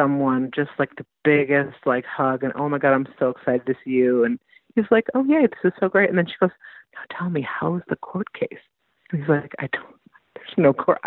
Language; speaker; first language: English; native; English